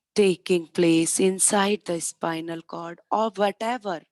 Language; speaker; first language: English; non-native, local second language; Hindi